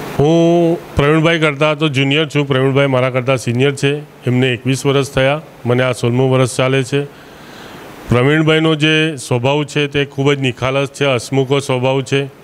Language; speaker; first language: Gujarati; native; Gujarati